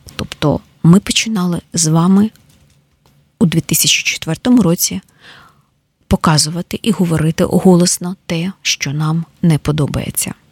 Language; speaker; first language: Ukrainian; native; Ukrainian